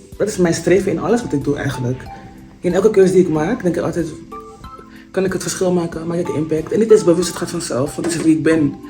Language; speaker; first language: Dutch; native; Dutch